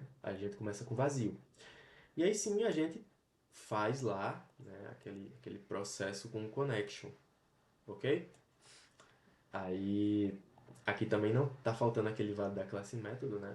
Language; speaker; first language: Portuguese; native; Portuguese